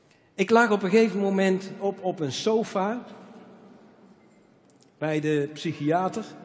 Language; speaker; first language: Dutch; native; Dutch